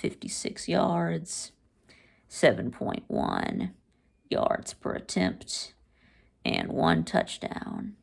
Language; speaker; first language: English; native; English